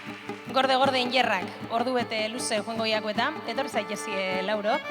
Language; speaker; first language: Basque; native; Basque